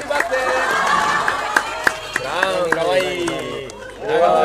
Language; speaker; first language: Japanese; native; Japanese